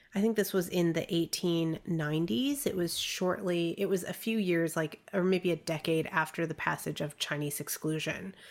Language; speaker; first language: English; early bilingual, other home language; Chinese